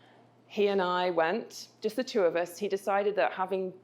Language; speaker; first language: English; native; English